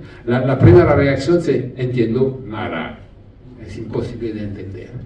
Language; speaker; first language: Spanish; non-native, learner; French